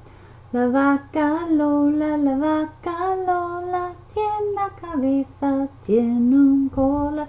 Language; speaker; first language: Spanish; non-native, learner; English